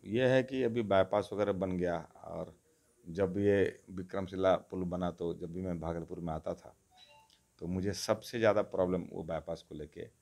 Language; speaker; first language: Hindi; non-native, local second language; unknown